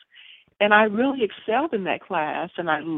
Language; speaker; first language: English; native; English